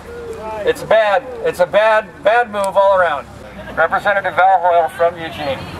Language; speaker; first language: English; native; English